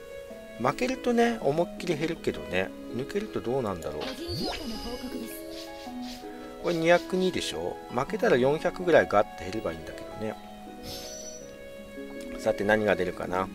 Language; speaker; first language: Japanese; native; Japanese